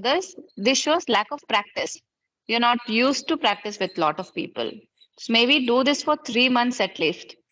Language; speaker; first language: English; non-native, fluent; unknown